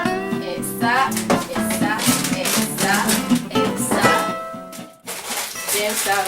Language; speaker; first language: French; non-native, learner; English